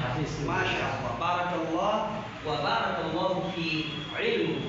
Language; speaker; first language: Arabic; non-native, fluent; Bangla